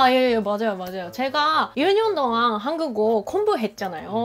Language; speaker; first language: Korean; non-native, learner; Japanese